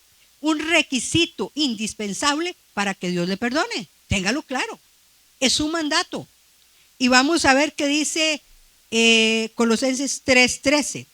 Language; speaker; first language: Spanish; native; Spanish